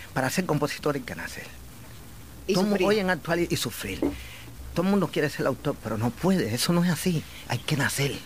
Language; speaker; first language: Spanish; native; Spanish